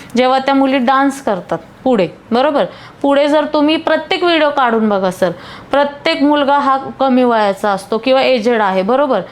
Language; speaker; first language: Marathi; early bilingual, other home language; Hindi